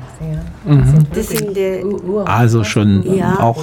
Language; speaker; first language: German; native; German